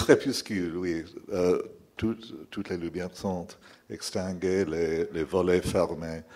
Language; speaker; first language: French; non-native, fluent; English